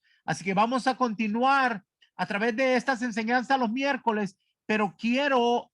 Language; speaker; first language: Spanish; native; Spanish